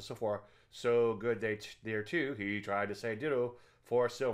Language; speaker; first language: English; native; English